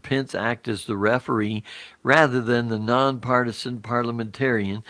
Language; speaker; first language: English; native; English